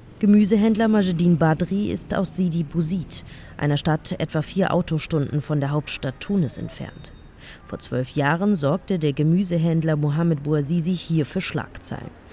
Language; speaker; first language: German; native; German